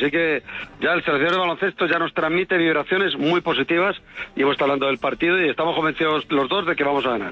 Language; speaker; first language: Spanish; native; Spanish